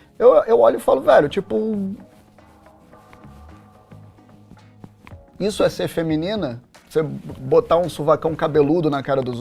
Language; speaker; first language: Portuguese; native; Portuguese